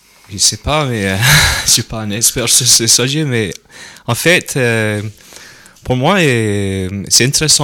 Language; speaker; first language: French; non-native, learner; English